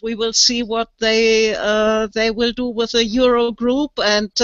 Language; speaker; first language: English; non-native, fluent; German